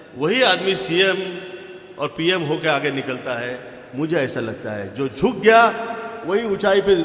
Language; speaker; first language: Hindi; native; Hindi